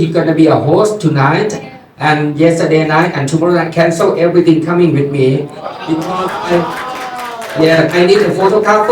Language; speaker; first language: English; non-native, learner; Thai